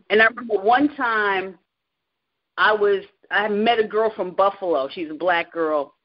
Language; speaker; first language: English; native; English